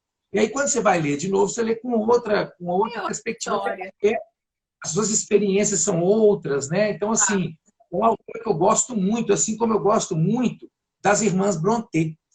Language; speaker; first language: Portuguese; native; Portuguese